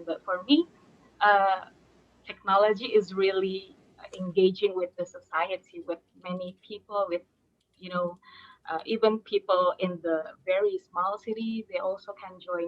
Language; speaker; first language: English; non-native, fluent; Indonesian